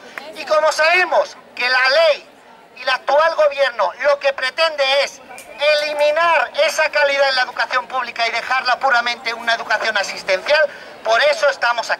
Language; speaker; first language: Spanish; native; Spanish